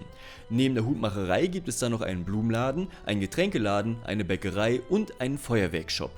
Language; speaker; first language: German; native; German